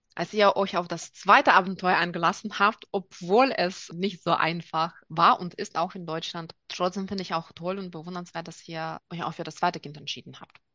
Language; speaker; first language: German; non-native, fluent; Russian